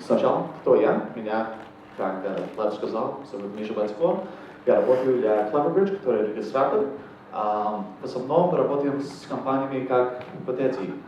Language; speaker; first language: Russian; non-native, fluent; English